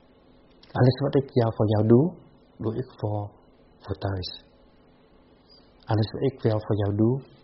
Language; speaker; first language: Dutch; non-native, fluent; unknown